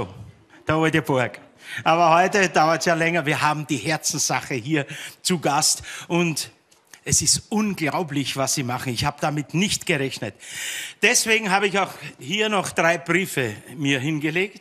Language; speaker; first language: German; native; German